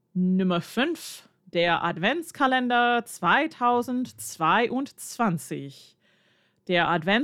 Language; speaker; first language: German; non-native, fluent; English